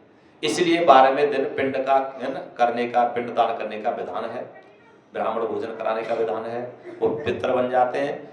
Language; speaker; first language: Hindi; native; Hindi